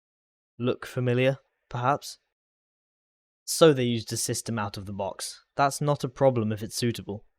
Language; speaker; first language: English; native; English